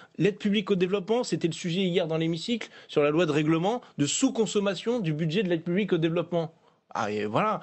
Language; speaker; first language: French; native; French